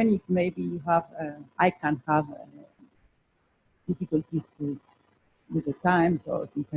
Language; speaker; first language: English; non-native, fluent; Spanish